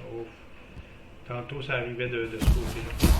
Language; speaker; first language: French; native; French